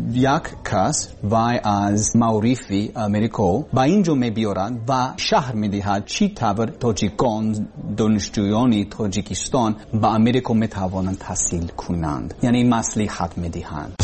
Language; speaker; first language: Persian; non-native, learner; English